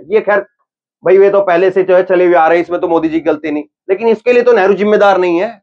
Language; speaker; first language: Hindi; native; Hindi